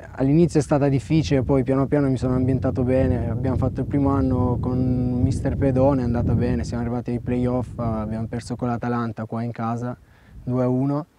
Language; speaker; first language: Italian; early bilingual, other home language; Albanian